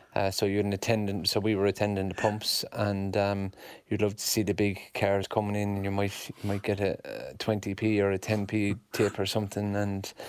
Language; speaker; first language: English; native; English